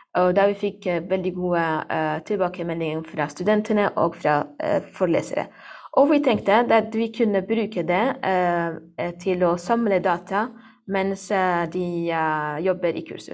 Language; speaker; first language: Norwegian; non-native, learner; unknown